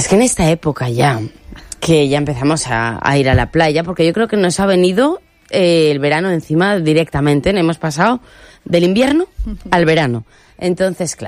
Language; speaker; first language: Spanish; native; Spanish